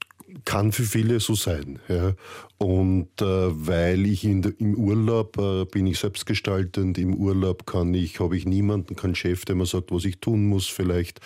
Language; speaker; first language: German; native; German